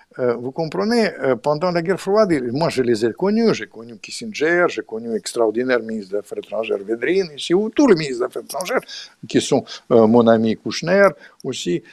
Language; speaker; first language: French; non-native, fluent; Russian